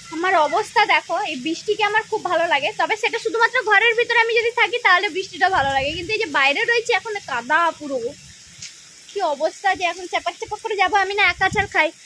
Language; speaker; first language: Bangla; non-native, local second language; Santali